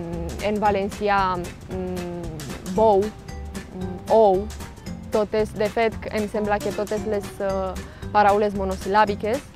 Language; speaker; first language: Catalan; non-native, fluent; Romanian